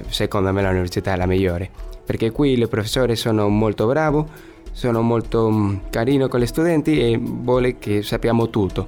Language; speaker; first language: Italian; non-native, learner; Spanish